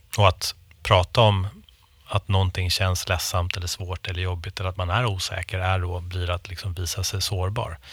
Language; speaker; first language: Swedish; native; Swedish